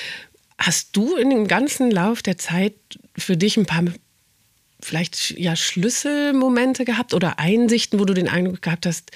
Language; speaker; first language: German; native; German